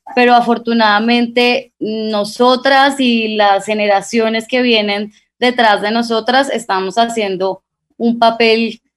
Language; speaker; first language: Spanish; native; Spanish